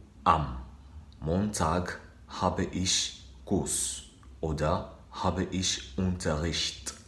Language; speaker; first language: German; non-native, learner; French